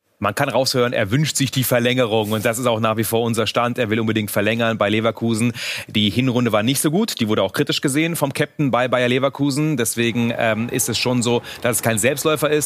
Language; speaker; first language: German; native; German